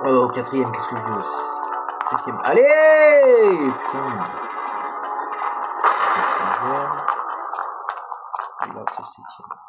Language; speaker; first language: French; native; French